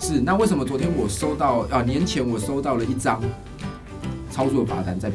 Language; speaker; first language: Chinese; native; Chinese